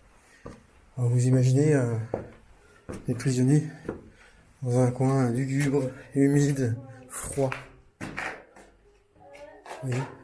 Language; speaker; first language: French; native; French